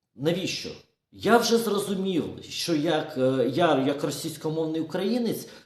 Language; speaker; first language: Ukrainian; non-native, local second language; Russian